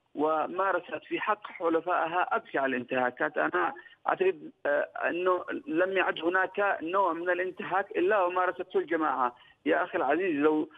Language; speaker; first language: Arabic; native; Arabic